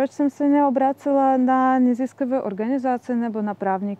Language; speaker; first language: Czech; non-native, fluent; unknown